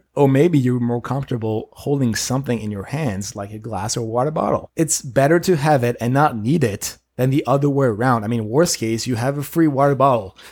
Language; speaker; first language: English; non-native, fluent; French